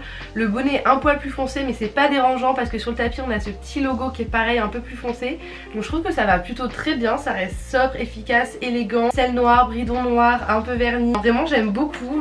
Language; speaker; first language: French; native; French